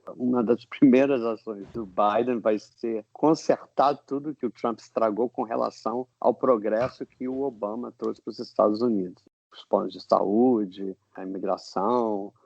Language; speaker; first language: Portuguese; non-native, fluent; English